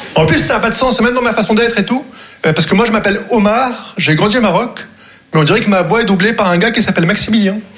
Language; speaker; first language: French; non-native, local second language; Arabic